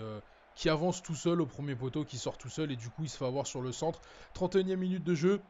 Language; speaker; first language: French; native; French